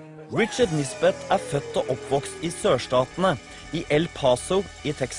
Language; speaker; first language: Norwegian; native; Norwegian